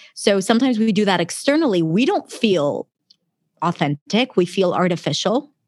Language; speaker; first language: English; non-native, fluent; Hebrew